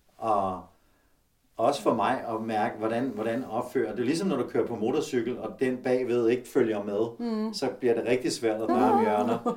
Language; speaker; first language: Danish; native; Danish